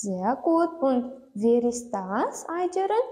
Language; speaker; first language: German; non-native, learner; Turkmen